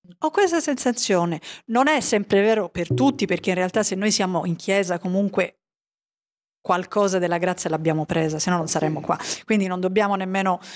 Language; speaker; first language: Italian; native; Italian